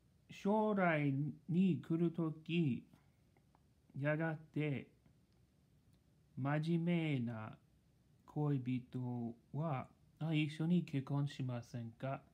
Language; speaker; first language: Japanese; non-native, learner; English